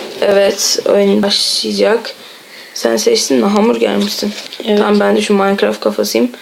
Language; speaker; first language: Turkish; native; Turkish